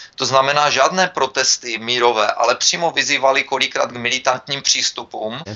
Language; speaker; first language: Czech; native; Czech